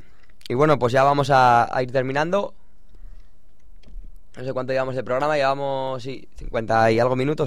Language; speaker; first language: Spanish; native; Spanish